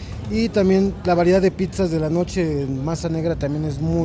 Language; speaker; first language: Spanish; native; Spanish